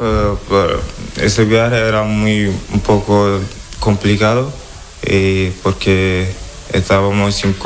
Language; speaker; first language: Spanish; non-native, learner; Wolof